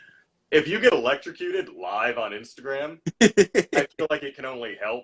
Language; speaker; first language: English; native; English